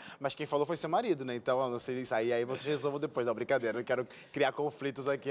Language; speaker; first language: Portuguese; native; Portuguese